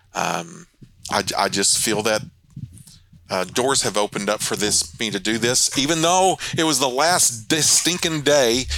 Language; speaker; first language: English; native; English